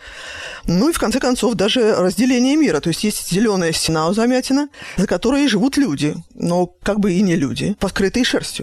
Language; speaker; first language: Russian; native; Russian